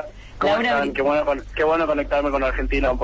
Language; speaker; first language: Spanish; native; Spanish